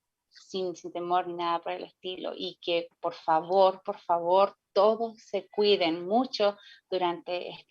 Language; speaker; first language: Spanish; native; Spanish